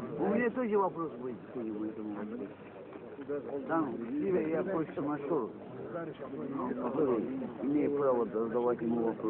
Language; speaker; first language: Russian; non-native, local second language; Azerbaijani